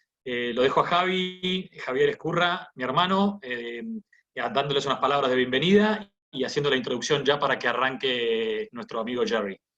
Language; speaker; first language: Spanish; native; Spanish